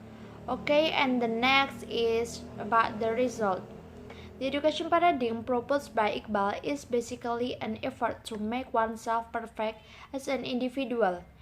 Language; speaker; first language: English; non-native, learner; Indonesian